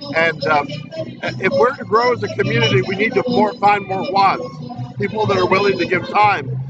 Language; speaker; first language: English; early bilingual, other home language; Spanish